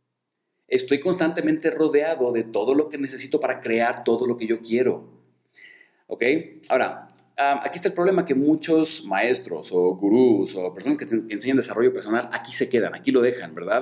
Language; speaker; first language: Spanish; native; Spanish